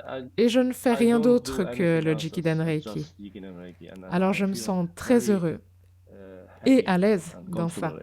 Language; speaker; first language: French; non-native, fluent; German